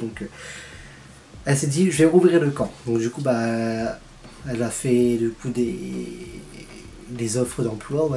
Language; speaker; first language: French; native; French